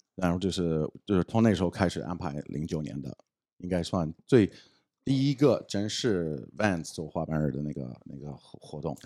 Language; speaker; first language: Chinese; non-native, fluent; English